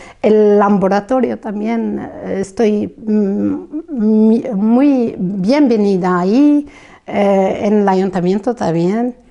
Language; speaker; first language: Spanish; non-native, fluent; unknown